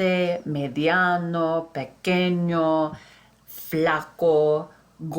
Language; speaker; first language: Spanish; non-native, fluent; English